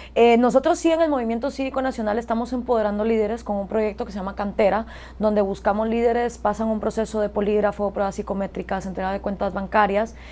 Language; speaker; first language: Spanish; native; Spanish